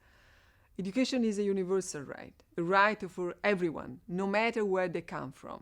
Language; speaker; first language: English; non-native, fluent; Italian